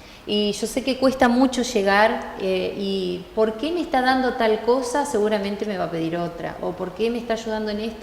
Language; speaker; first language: Spanish; native; Spanish